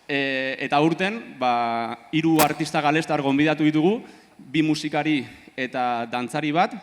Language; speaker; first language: Basque; native; Basque